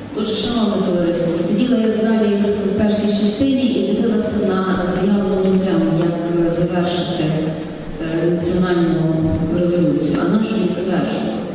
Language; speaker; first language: Ukrainian; native; Ukrainian